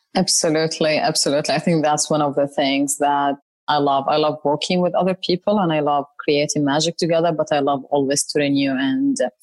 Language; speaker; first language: English; non-native, fluent; Arabic